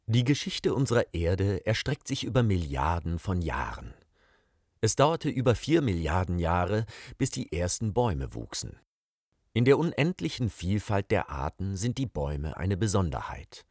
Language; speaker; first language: German; native; German